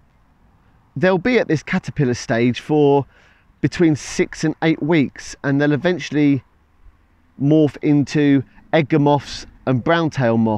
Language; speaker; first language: English; native; English